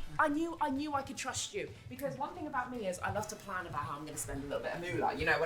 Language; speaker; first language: English; native; English